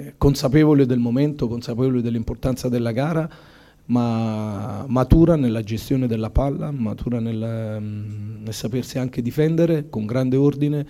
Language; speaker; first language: Italian; native; Italian